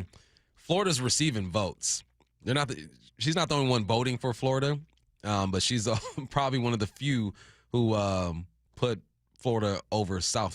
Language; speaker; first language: English; native; English